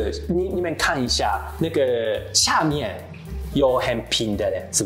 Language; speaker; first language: Chinese; non-native, learner; Japanese